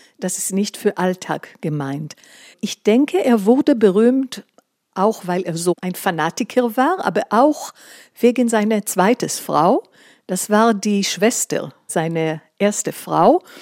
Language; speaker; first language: German; non-native, fluent; Hebrew